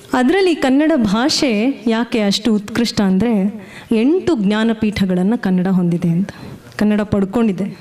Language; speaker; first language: Kannada; native; Kannada